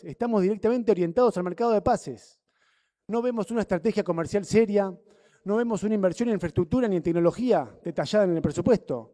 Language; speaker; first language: Spanish; native; Spanish